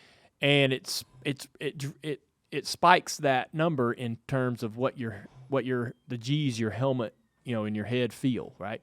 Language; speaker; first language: English; native; English